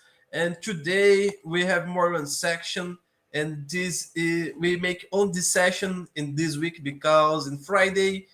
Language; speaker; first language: English; non-native, learner; Portuguese